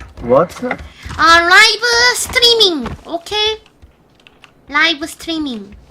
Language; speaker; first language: English; non-native, learner; Korean